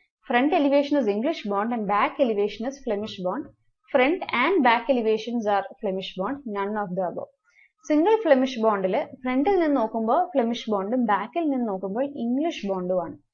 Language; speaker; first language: English; non-native, local second language; Malayalam